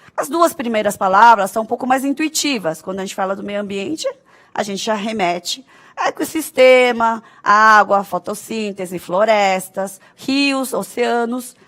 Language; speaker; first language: Portuguese; early bilingual, other home language; Korean